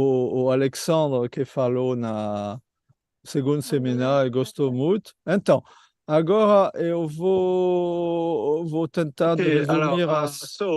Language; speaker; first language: Portuguese; non-native, learner; French